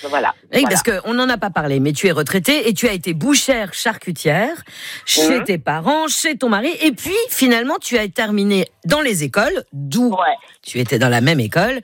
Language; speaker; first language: French; native; French